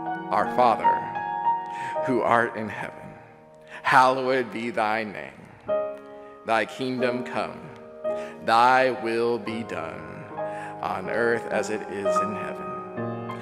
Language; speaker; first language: English; native; English